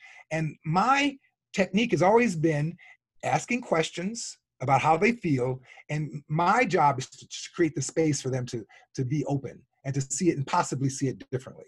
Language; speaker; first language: English; native; English